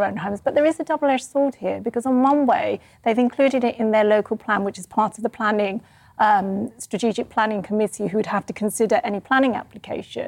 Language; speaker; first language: English; native; English